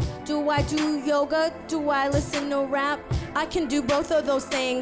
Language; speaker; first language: English; native; English